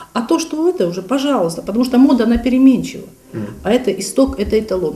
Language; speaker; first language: Russian; native; Russian